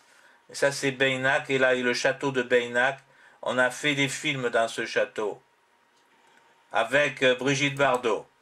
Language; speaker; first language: French; native; French